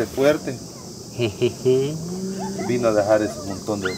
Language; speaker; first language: Spanish; native; Spanish